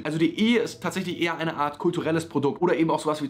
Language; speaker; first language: German; native; German